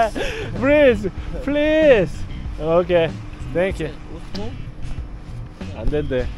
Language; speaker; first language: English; non-native, learner; Korean